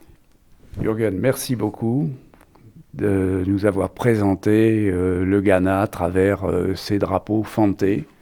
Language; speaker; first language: French; native; French